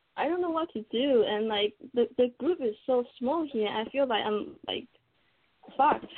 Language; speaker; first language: English; non-native, fluent; Chinese